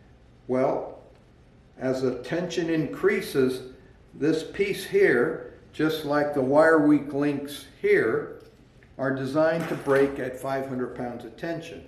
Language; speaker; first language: English; native; English